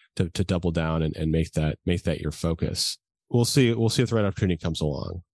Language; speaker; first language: English; native; English